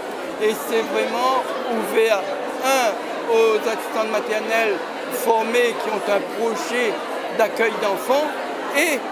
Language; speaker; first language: French; native; French